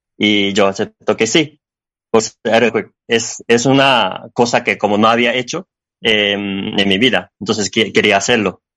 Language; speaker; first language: Spanish; non-native, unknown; Japanese